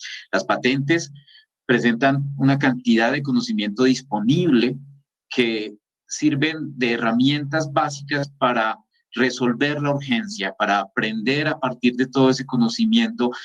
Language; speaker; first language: Spanish; native; Spanish